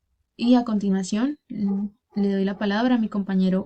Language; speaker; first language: Spanish; native; Spanish